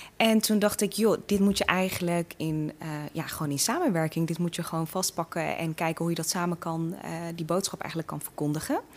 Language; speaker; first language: Dutch; early bilingual, other home language; Tigrinya